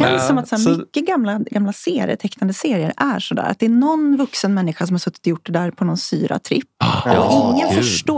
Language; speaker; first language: Swedish; native; Swedish